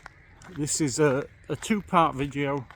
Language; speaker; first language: English; native; English